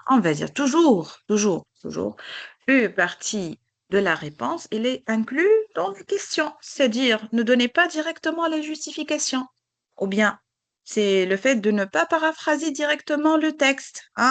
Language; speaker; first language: French; non-native, local second language; Arabic